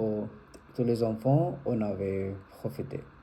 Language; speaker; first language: French; non-native, learner; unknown